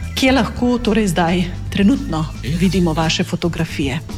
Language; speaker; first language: Slovenian; native; Slovenian